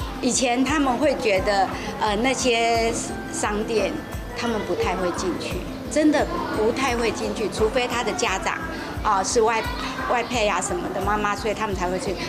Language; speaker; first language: Chinese; native; Chinese